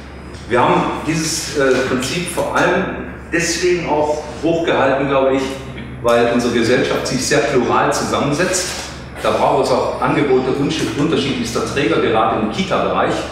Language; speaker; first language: German; native; German